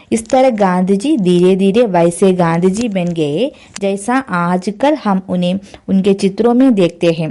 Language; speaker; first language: Hindi; non-native, local second language; Malayalam